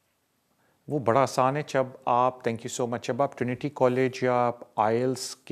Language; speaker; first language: Urdu; native; Urdu